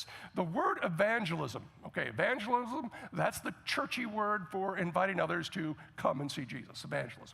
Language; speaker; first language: English; native; English